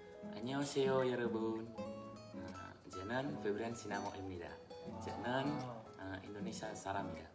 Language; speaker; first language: Korean; non-native, learner; Indonesian